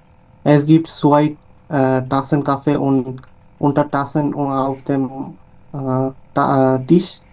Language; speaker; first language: German; non-native, learner; Bangla